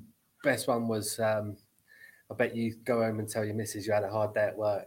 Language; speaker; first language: English; native; English